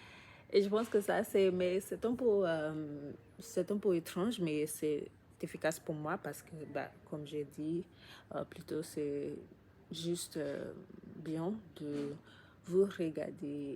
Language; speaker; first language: French; non-native, learner; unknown